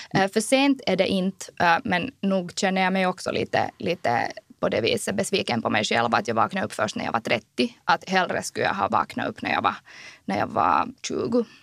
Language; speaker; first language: Swedish; native; Swedish